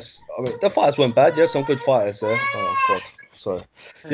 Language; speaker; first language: English; native; English